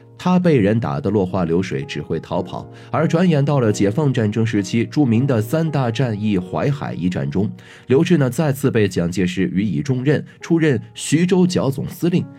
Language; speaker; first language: Chinese; native; Chinese